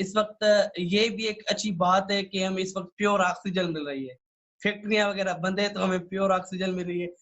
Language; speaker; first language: Urdu; non-native, local second language; Sindhi